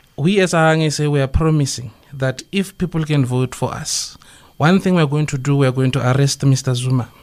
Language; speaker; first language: English; non-native, local second language; Northern Sotho